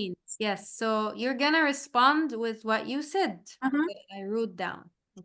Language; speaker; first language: English; non-native, fluent; Arabic